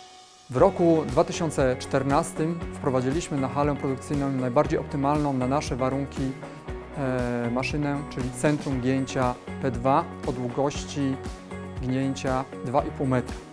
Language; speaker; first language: Polish; native; Polish